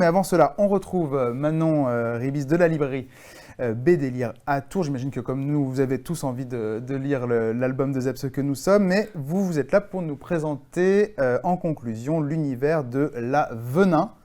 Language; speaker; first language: French; native; French